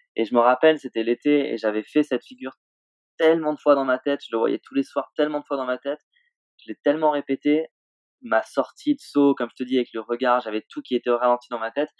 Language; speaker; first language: French; native; French